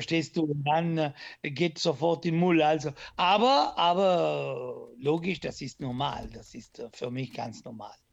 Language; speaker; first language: German; non-native, fluent; Italian